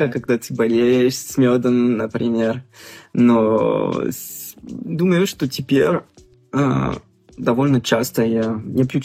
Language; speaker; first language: Russian; non-native, fluent; French